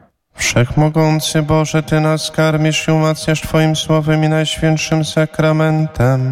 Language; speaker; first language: Polish; native; Polish